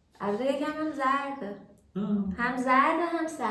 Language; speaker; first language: Persian; native; Persian